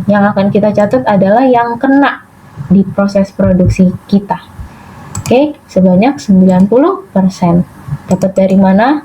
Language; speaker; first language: Indonesian; native; Indonesian